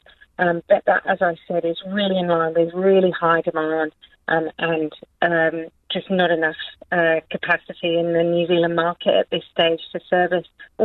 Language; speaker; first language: English; native; English